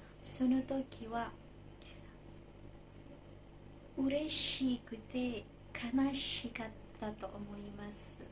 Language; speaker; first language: Japanese; non-native, learner; Indonesian